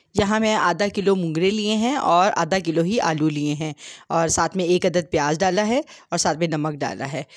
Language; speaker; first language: Hindi; native; Hindi